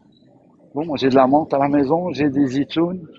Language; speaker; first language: French; native; French